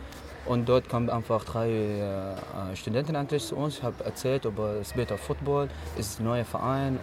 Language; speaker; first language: German; non-native, learner; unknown